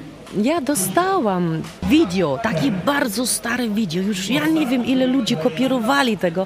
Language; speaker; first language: Polish; non-native, learner; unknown